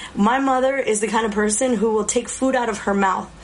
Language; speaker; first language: English; early bilingual, other home language; Spanish